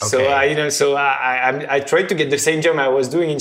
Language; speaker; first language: English; non-native, fluent; French